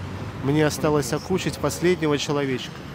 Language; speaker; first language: Russian; native; Russian